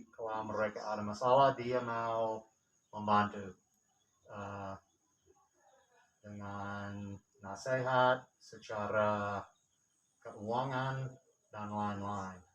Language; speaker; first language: Indonesian; non-native, fluent; English